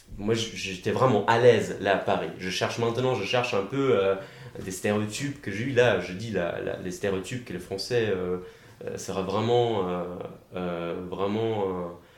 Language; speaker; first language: French; non-native, fluent; German